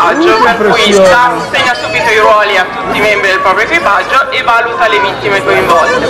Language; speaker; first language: Italian; native; Italian